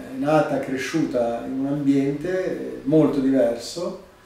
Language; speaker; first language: Italian; non-native, fluent; Albanian